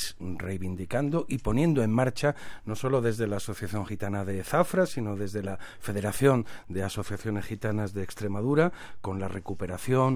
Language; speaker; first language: Spanish; native; Spanish